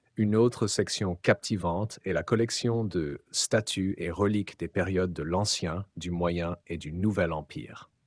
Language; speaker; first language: French; non-native, fluent; Arabic